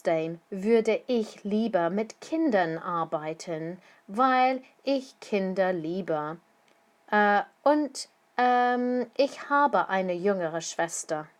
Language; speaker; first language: German; non-native, fluent; English